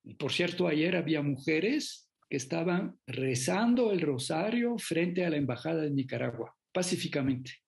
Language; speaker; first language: Spanish; non-native, fluent; French